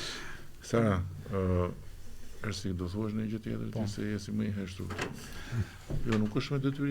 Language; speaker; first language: Albanian; native; Albanian